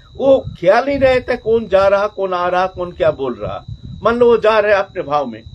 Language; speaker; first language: Hindi; non-native, local second language; Bangla